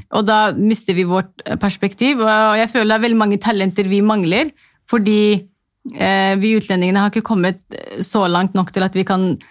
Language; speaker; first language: Norwegian; non-native, local second language; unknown